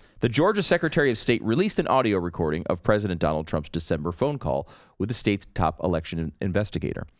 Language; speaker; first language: English; native; English